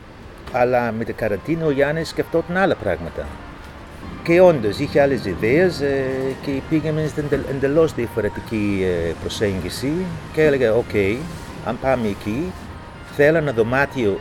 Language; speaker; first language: Greek; non-native, fluent; English